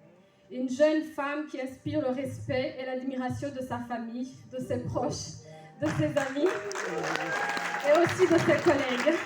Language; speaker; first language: French; native; French